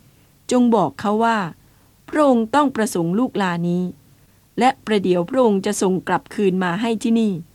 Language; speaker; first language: Thai; native; Thai